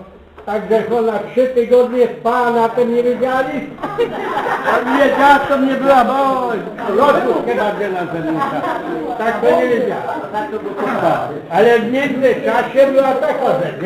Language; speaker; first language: Polish; native; Polish